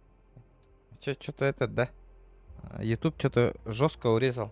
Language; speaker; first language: Russian; native; Russian